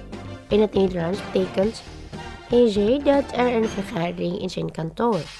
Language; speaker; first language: Dutch; non-native, learner; Indonesian